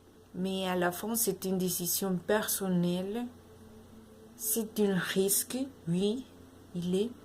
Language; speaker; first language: French; non-native, learner; Spanish